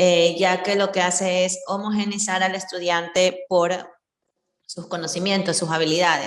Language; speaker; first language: Spanish; native; Spanish